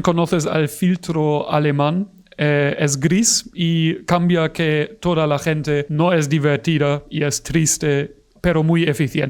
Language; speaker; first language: Spanish; non-native, fluent; German